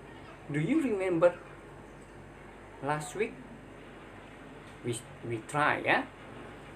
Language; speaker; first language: English; non-native, learner; Indonesian